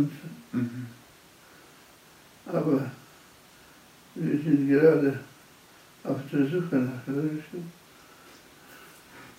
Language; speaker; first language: German; non-native, fluent; Polish